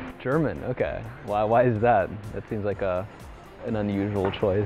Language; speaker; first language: English; native; English